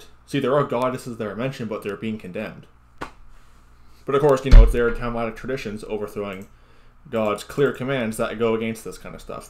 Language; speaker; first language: English; native; English